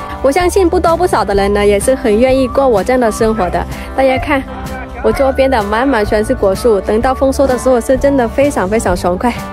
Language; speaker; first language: Chinese; non-native, fluent; Lao